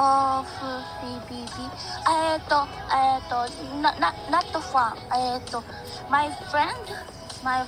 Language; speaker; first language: English; non-native, learner; Filipino